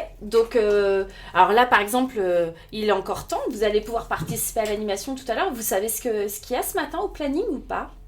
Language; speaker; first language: French; native; French